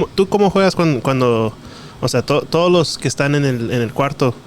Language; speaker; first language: Spanish; early bilingual, heritage; Spanish